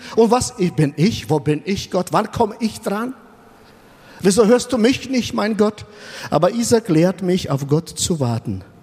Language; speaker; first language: German; non-native, fluent; Russian